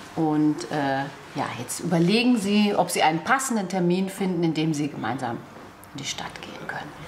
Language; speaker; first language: German; native; German